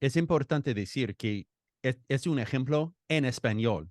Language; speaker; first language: Spanish; non-native, fluent; English